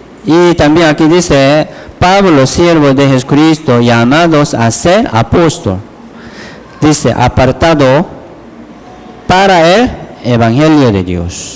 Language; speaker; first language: Spanish; non-native, learner; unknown